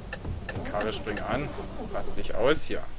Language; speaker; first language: German; native; German